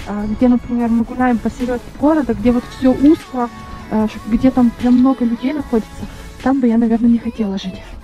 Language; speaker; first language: Russian; early bilingual, heritage; Russian